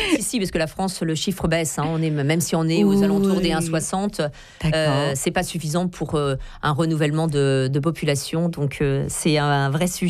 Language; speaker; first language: French; native; French